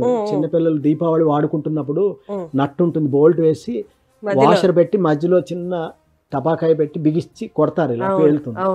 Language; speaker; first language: Telugu; native; Telugu